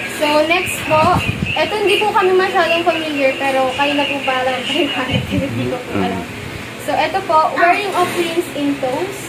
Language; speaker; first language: Filipino; native; Filipino